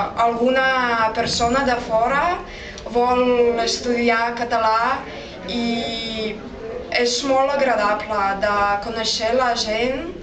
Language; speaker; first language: Catalan; non-native, fluent; Russian